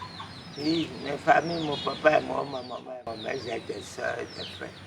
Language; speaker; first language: French; non-native, learner; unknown